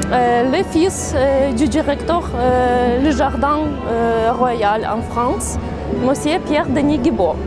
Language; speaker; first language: French; non-native, fluent; Ukrainian